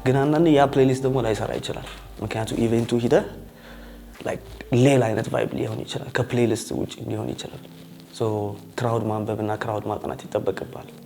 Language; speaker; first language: Amharic; early bilingual, heritage; Amharic